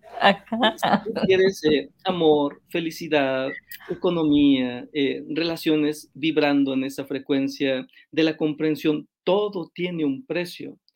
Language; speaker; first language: Spanish; native; Spanish